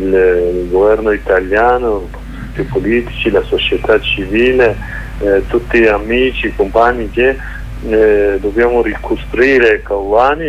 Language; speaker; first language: Italian; non-native, learner; Kurdish